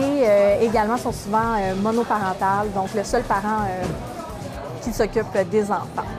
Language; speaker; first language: French; native; French